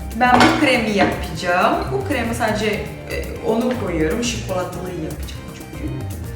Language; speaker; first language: Turkish; non-native, fluent; Portuguese